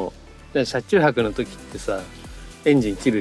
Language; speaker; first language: Japanese; native; Japanese